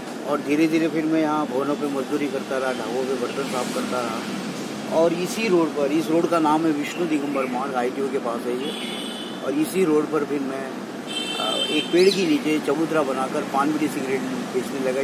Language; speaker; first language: Hindi; non-native, local second language; Marathi